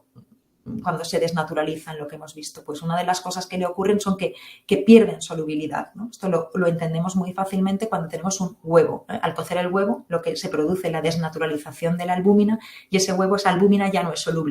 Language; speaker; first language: Spanish; native; Spanish